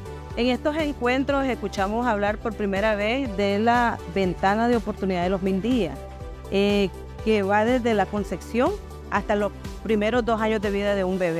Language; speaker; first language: Spanish; native; Spanish